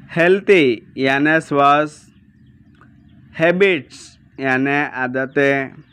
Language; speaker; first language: Hindi; non-native, local second language; Gujarati